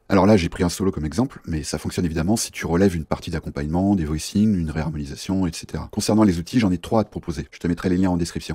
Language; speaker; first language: French; native; French